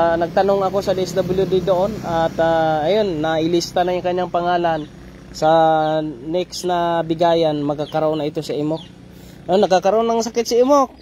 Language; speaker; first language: Filipino; non-native, local second language; Cebuano